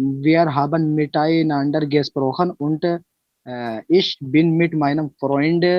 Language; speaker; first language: German; non-native, learner; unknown